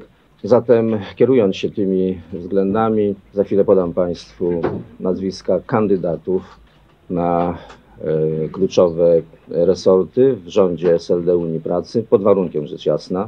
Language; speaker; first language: Polish; native; Polish